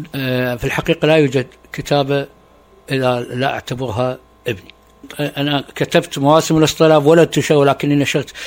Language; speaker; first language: Arabic; native; Arabic